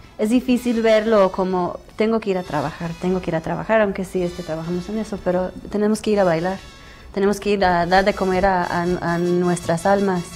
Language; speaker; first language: Spanish; early bilingual, heritage; Spanish